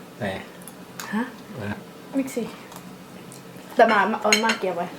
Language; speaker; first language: Finnish; non-native, learner; Thai